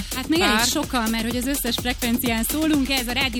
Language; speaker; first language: Hungarian; native; Hungarian